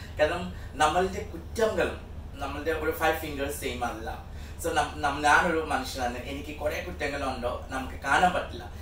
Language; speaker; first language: Malayalam; non-native, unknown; Assamese